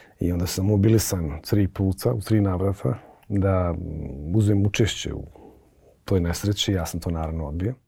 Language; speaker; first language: Bosnian; native; Bosnian